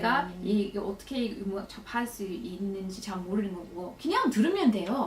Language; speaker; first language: Korean; non-native, fluent; English